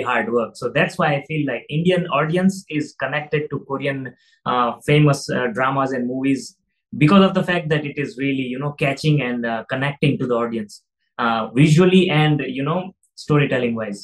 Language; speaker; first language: English; non-native, local second language; Gujarati